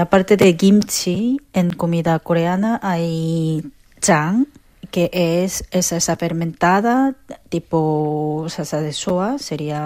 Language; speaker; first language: Spanish; non-native, fluent; Korean